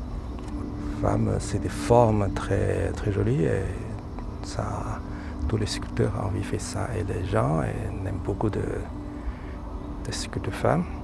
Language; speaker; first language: French; non-native, learner; Chinese